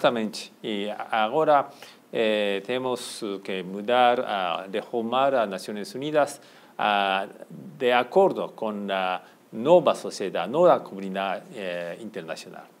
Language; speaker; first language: Portuguese; non-native, fluent; Japanese